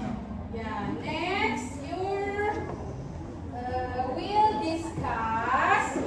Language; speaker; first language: English; non-native, learner; Indonesian